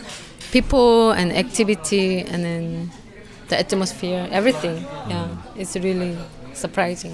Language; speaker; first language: English; non-native, learner; Korean